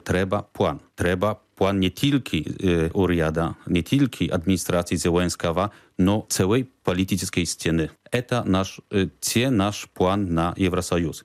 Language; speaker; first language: Ukrainian; non-native, fluent; Polish